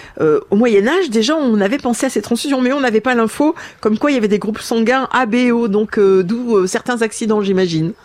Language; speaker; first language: French; native; French